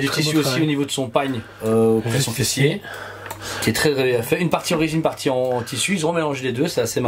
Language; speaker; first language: French; native; French